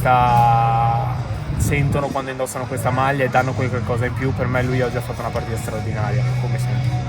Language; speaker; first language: Italian; native; Italian